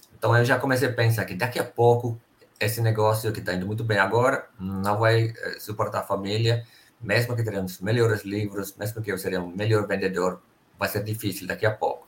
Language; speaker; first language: Portuguese; non-native, fluent; Finnish